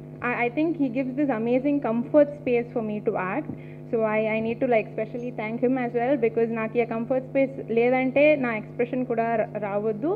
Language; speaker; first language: Telugu; non-native, learner; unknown